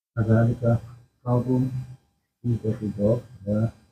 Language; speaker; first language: Arabic; non-native, learner; English